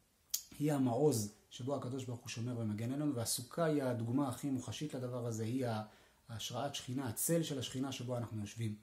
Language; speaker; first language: Hebrew; native; Hebrew